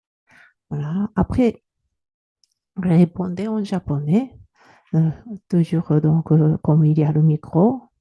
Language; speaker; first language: French; non-native, fluent; Japanese